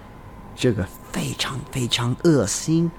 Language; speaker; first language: Chinese; non-native, learner; English